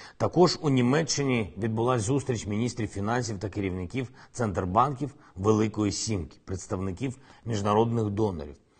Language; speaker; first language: Ukrainian; non-native, local second language; Russian